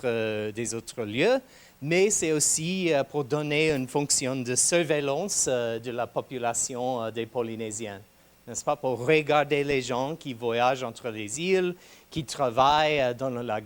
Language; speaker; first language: French; non-native, fluent; English